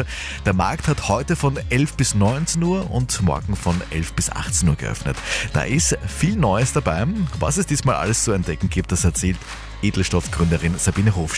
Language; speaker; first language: German; native; German